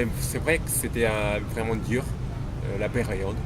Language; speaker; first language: French; non-native, learner; Japanese